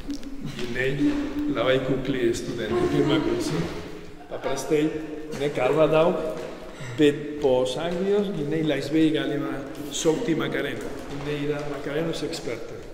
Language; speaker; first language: Lithuanian; non-native, learner; Spanish